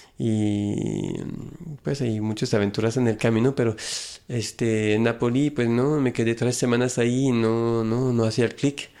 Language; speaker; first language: Spanish; non-native, fluent; French